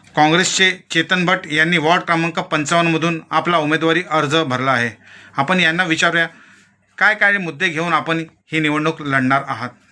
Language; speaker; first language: Marathi; native; Marathi